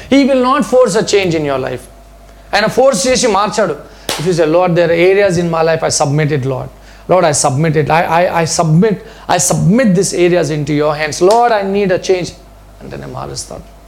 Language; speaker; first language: English; non-native, local second language; Telugu